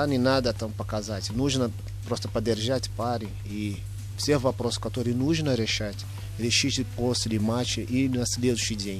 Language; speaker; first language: Russian; non-native, fluent; Portuguese